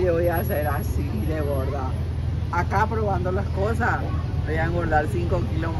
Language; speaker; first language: Spanish; non-native, local second language; Guarani